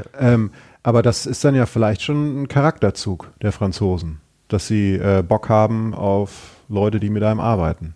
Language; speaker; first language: German; native; German